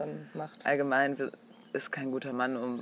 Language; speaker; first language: German; native; German